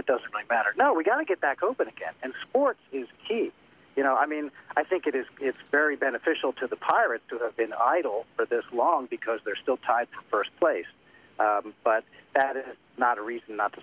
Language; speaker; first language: English; native; English